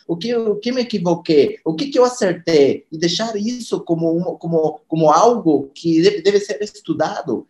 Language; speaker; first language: Portuguese; non-native, fluent; Spanish